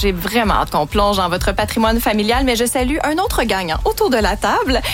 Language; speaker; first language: French; native; French